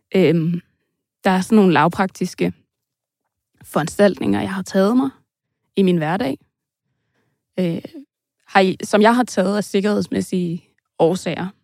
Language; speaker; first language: Danish; native; Danish